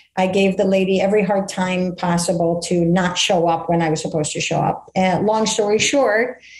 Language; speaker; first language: English; early bilingual, other home language; Greek